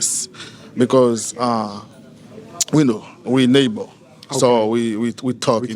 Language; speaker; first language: English; non-native, learner; Haitian Creole